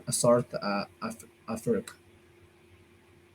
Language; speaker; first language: English; non-native, learner; Chinese